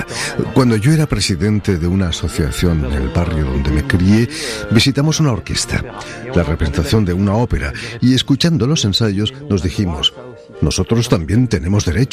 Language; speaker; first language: Spanish; native; Spanish